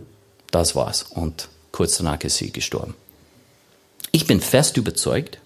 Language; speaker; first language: German; non-native, fluent; English